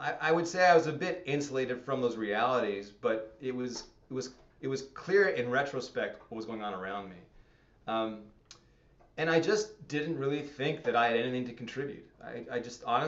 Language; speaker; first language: English; native; English